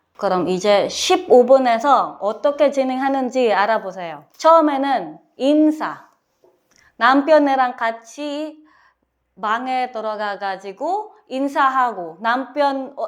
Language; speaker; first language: Korean; non-native, learner; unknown